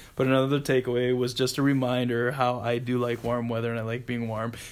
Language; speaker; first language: English; native; English